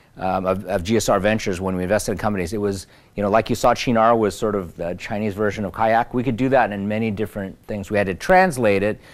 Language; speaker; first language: English; native; English